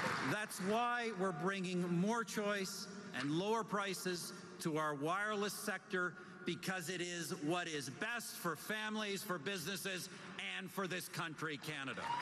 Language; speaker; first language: English; native; English